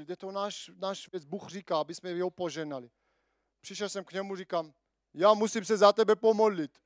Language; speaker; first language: Czech; non-native, fluent; Armenian